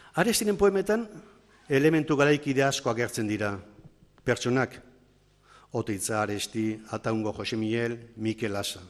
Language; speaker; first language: Basque; native; Basque